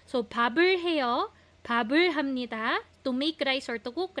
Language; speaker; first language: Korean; non-native, fluent; Filipino